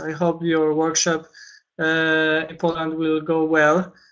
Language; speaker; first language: English; non-native, learner; Polish